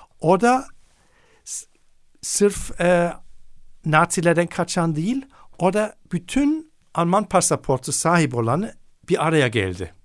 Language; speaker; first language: Turkish; non-native, fluent; German